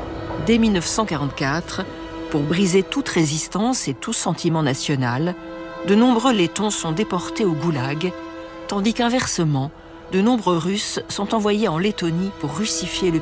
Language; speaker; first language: French; native; French